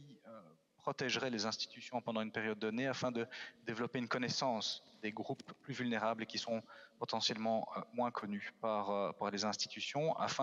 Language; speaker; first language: French; native; French